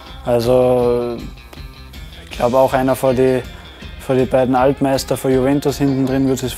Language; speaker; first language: German; native; German